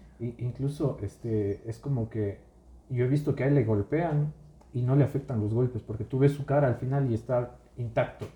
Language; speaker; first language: Spanish; native; Spanish